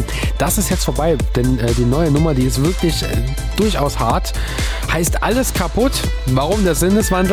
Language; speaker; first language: German; native; German